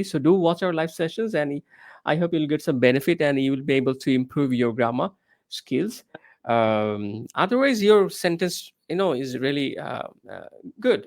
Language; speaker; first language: English; non-native, fluent; Bangla